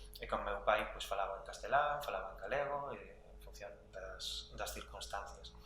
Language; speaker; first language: Galician; early bilingual, other home language; English